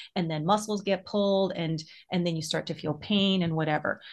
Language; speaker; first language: English; native; English